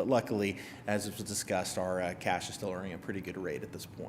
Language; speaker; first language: English; native; English